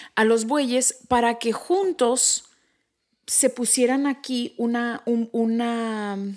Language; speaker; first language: Spanish; early bilingual, heritage; Spanish